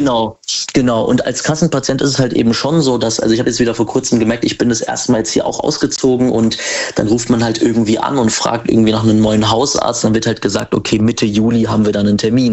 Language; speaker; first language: German; native; German